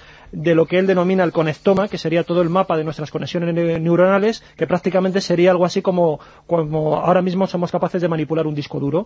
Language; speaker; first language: Spanish; native; Spanish